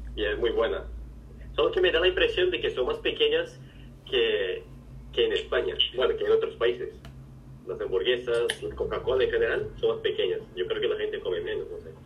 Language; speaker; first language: Spanish; non-native, fluent; Japanese